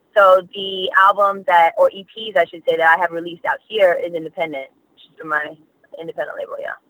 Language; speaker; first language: English; native; English